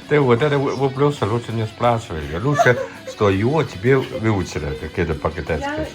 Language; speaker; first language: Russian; non-native, learner; Chinese